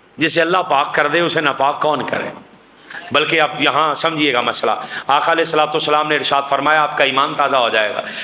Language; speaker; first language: Urdu; non-native, local second language; Punjabi